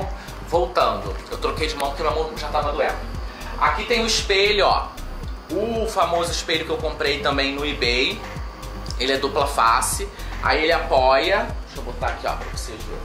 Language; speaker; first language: Portuguese; native; Portuguese